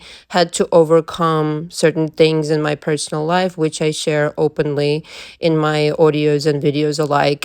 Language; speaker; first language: English; non-native, fluent; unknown